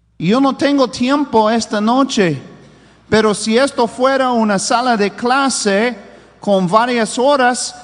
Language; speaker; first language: Spanish; non-native, fluent; English